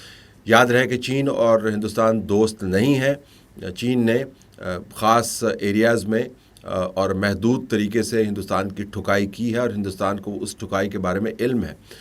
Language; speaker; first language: Urdu; native; Urdu